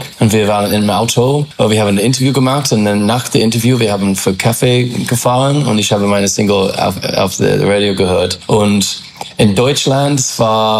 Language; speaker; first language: German; non-native, learner; English